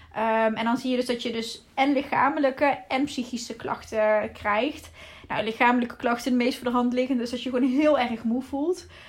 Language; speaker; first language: Dutch; native; Dutch